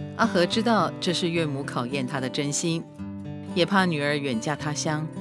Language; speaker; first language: Chinese; native; Chinese